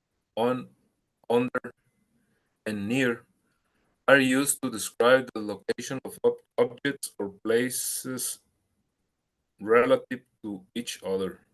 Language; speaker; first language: English; non-native, learner; Spanish